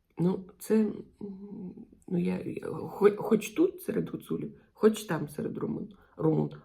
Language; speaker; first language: Ukrainian; non-native, local second language; Russian